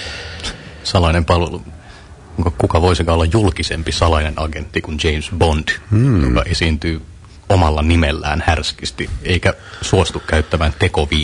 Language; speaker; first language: Finnish; native; Finnish